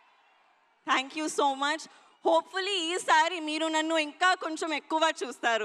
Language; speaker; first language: Telugu; non-native, learner; Hindi